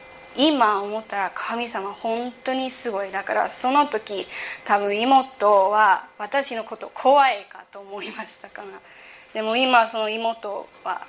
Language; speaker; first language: Japanese; early bilingual, heritage; English